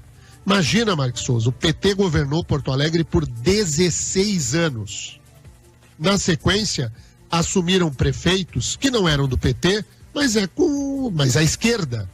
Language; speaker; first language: Portuguese; native; Portuguese